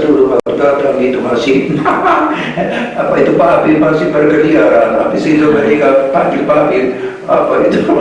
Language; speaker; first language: Indonesian; non-native, fluent; Hungarian